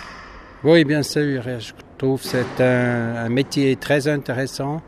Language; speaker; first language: French; non-native, fluent; German